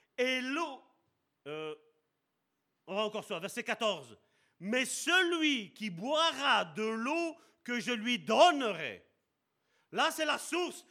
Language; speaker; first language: French; early bilingual, other home language; Italian